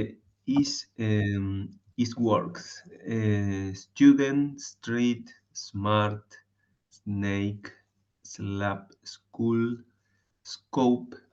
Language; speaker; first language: English; non-native, learner; Spanish